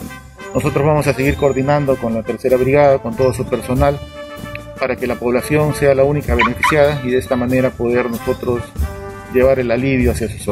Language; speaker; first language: Spanish; native; Spanish